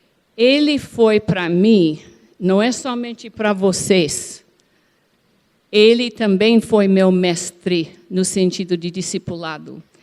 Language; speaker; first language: Portuguese; non-native, fluent; English